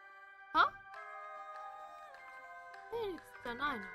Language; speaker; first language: Japanese; non-native, learner; Chinese